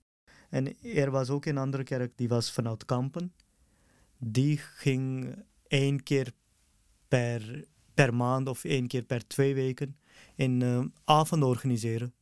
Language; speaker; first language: Dutch; early bilingual, other home language; Urdu